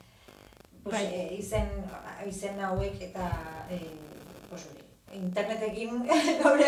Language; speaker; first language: Basque; non-native, local second language; Spanish